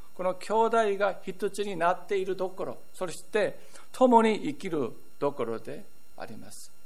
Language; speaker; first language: Japanese; non-native, fluent; Korean